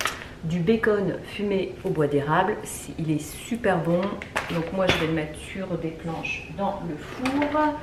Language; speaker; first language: French; native; French